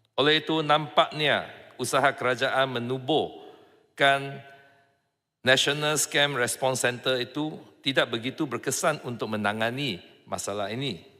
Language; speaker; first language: Malay; non-native, local second language; Chinese